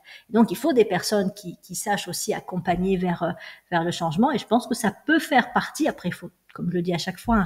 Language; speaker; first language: French; native; French